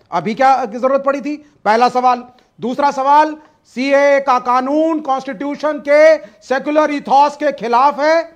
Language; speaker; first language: Hindi; native; Hindi